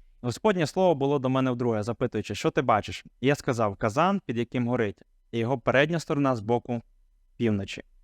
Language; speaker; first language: Ukrainian; non-native, local second language; Hungarian